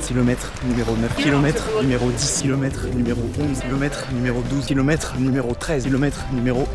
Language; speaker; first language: French; native; French